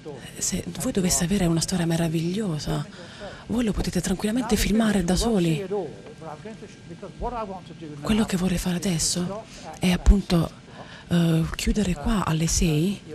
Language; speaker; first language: Italian; native; Italian